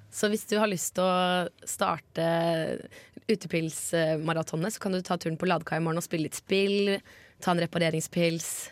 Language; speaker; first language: Norwegian; native; Norwegian